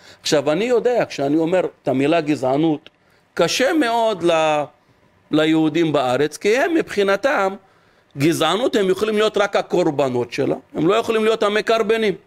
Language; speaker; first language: Hebrew; non-native, local second language; Arabic